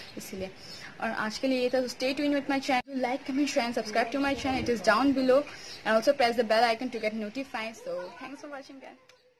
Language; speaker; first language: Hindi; non-native, local second language; Bangla